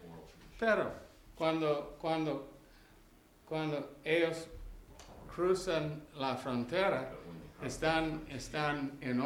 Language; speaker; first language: Spanish; non-native, learner; English